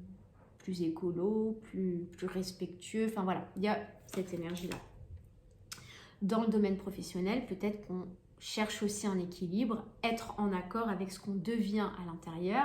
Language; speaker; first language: French; native; French